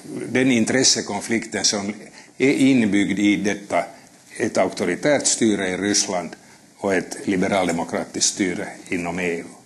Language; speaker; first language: Swedish; native; Swedish